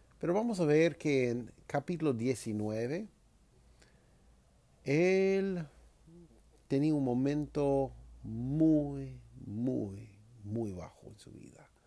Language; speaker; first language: Spanish; non-native, fluent; English